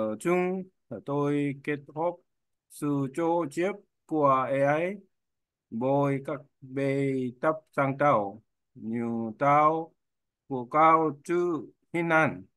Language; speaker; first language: Vietnamese; non-native, learner; Korean